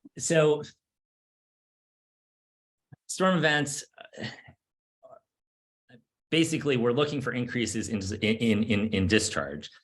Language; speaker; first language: English; native; English